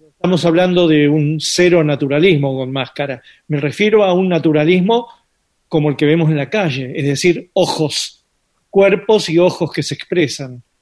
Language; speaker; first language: Spanish; native; Spanish